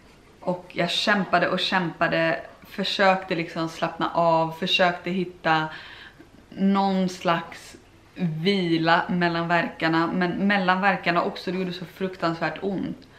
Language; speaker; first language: Swedish; native; Swedish